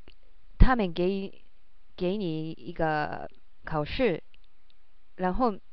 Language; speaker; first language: Chinese; non-native, learner; Japanese